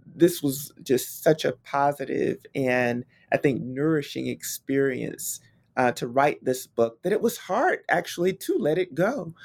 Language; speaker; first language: English; native; English